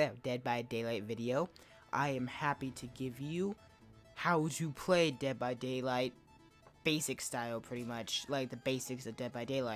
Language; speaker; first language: English; native; English